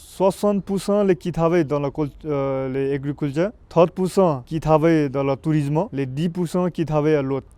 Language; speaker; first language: French; non-native, learner; Nepali